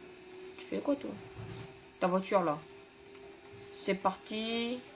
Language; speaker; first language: French; native; French